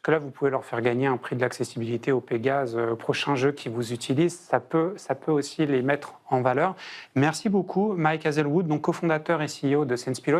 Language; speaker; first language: French; native; French